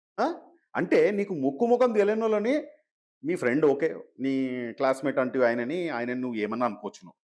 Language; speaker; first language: Telugu; native; Telugu